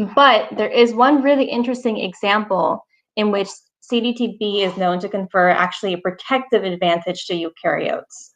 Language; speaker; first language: English; native; English